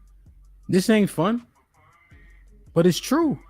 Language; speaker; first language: English; native; English